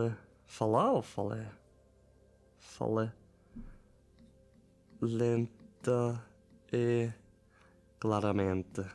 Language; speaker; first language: Portuguese; non-native, learner; French